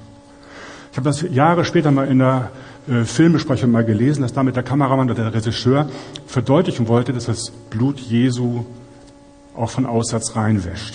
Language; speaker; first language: German; native; German